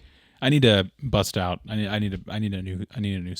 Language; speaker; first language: English; native; English